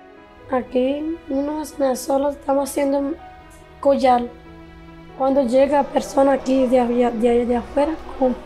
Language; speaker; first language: Spanish; non-native, local second language; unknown